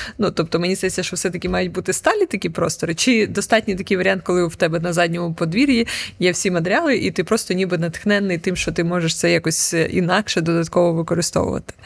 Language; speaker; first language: Ukrainian; native; Ukrainian